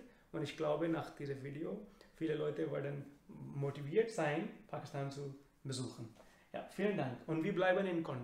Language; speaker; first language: German; non-native, learner; Urdu